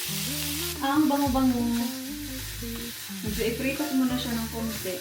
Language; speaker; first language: Filipino; native; Filipino